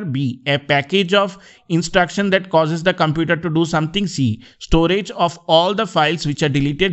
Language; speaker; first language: English; non-native, local second language; Bangla